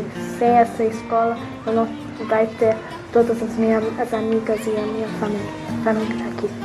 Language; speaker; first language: Portuguese; early bilingual, heritage; Portuguese